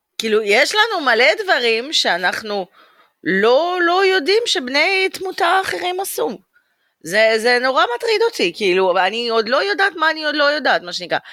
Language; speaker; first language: Hebrew; early bilingual, other home language; Russian